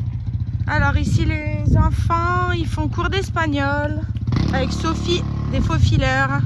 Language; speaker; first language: French; native; French